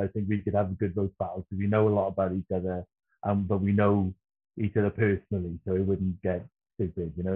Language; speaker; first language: English; native; English